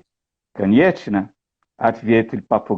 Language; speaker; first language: Russian; non-native, learner; Portuguese